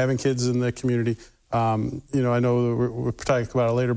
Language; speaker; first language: English; native; English